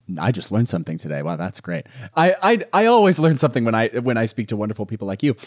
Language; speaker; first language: English; native; English